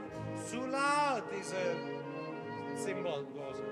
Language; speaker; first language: German; non-native, learner; English